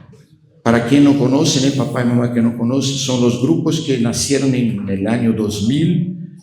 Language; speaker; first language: Spanish; non-native, fluent; Portuguese